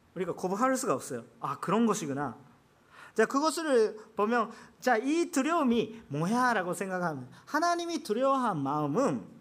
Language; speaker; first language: Korean; non-native, fluent; Japanese